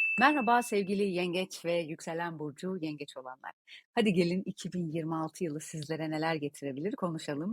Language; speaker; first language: Turkish; native; Turkish